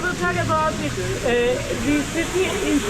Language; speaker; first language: English; non-native, fluent; Turkish